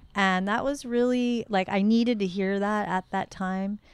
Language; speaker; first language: English; native; English